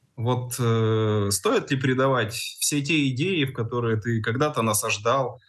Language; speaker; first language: Russian; native; Russian